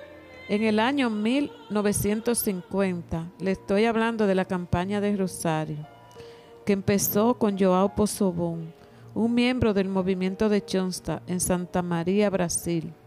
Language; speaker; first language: Spanish; native; Spanish